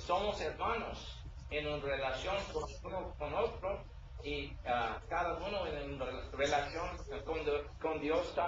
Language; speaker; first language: Spanish; non-native, learner; English